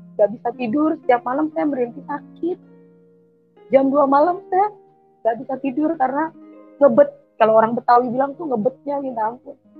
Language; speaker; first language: Indonesian; native; Indonesian